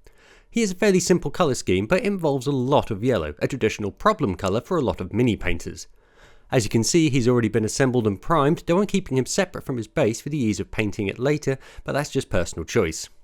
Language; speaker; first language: English; native; English